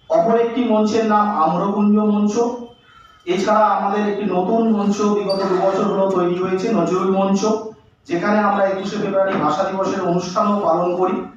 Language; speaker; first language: Bangla; native; Bangla